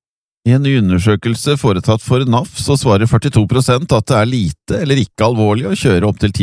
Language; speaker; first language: Norwegian; native; Norwegian